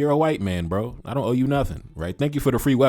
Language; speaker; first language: English; native; English